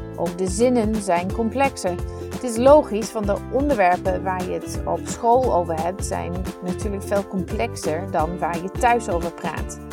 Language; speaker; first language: Dutch; non-native, fluent; English